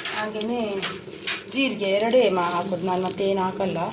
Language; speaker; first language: Kannada; non-native, local second language; Tulu